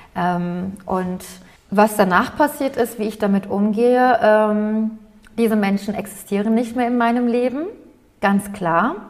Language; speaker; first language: German; early bilingual, other home language; Turkish